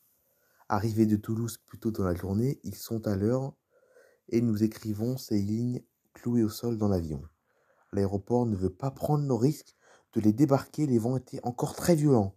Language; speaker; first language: French; native; French